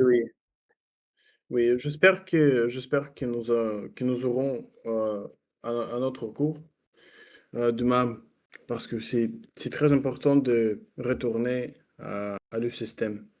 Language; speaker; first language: French; non-native, fluent; Russian